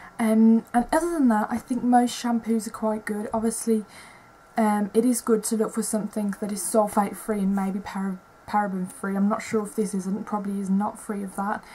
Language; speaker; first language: English; native; English